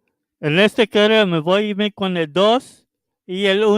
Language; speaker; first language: Spanish; early bilingual, heritage; Spanish